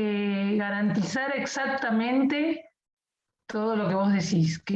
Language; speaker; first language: Spanish; native; Spanish